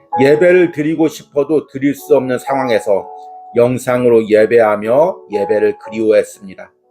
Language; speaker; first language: Korean; native; Korean